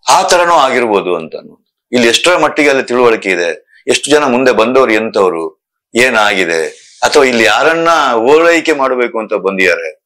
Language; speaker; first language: Kannada; non-native, local second language; Tulu